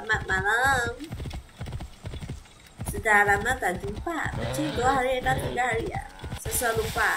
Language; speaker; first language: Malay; non-native, local second language; Cantonese